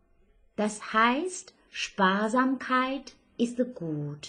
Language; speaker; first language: German; non-native, fluent; Chinese